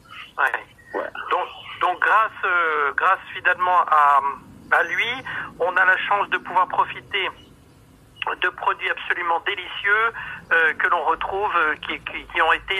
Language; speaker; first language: French; native; French